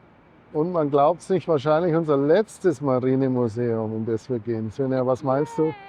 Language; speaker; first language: German; native; German